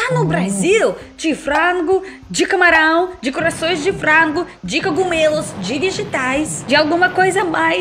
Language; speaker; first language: Portuguese; non-native, learner; Russian